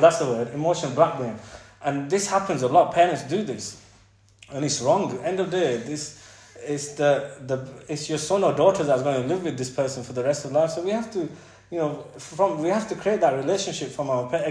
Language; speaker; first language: English; native; English